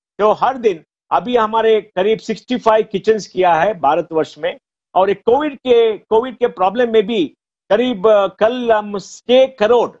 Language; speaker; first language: Hindi; non-native, local second language; Konkani